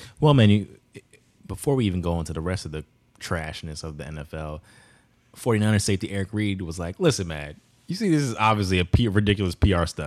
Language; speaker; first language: English; native; English